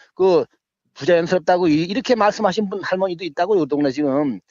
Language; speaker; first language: Korean; native; Korean